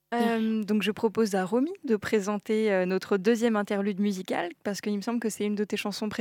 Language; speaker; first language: French; native; French